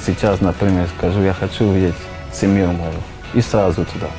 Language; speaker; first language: Russian; non-native, learner; Slovak